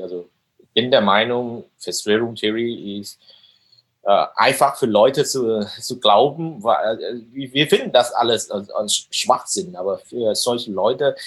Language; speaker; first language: German; non-native, fluent; Vietnamese